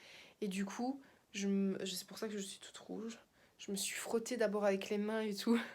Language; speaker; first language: French; native; French